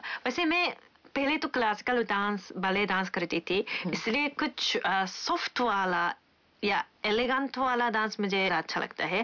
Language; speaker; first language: Hindi; non-native, fluent; Japanese